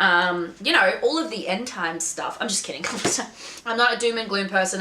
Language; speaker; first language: English; native; English